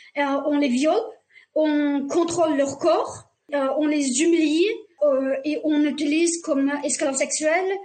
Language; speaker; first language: French; non-native, fluent; Uyghur